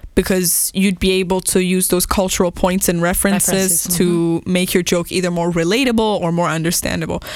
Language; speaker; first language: English; non-native, fluent; Persian